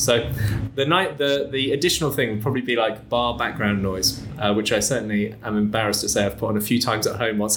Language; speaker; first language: English; native; English